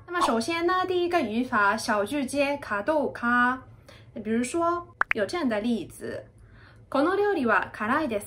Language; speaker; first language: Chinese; non-native, fluent; Japanese